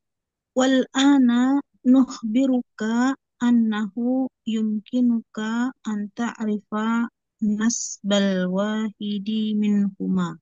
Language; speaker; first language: Arabic; non-native, learner; Indonesian